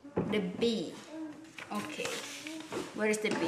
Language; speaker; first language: English; non-native, fluent; Indonesian